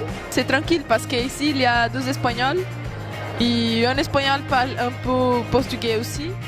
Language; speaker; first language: French; non-native, learner; Portuguese